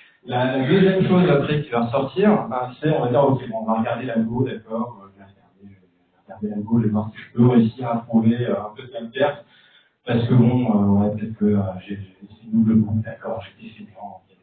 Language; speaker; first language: French; native; French